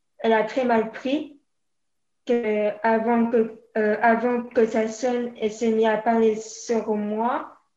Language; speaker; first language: French; native; French